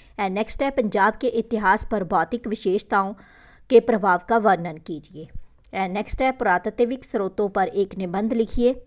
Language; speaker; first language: Hindi; non-native, local second language; Punjabi